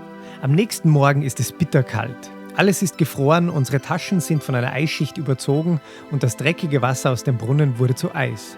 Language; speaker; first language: German; native; German